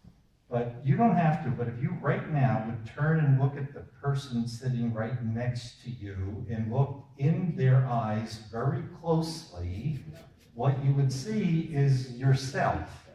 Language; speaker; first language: English; native; English